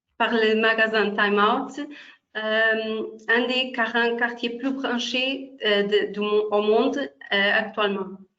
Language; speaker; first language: French; non-native, fluent; Portuguese